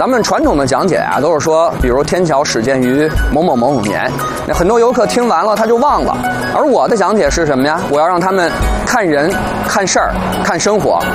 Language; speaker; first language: Chinese; native; Chinese